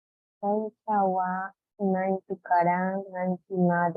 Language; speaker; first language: Japanese; non-native, learner; Spanish